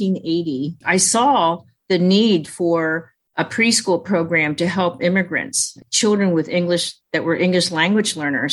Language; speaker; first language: English; early bilingual, other home language; Chinese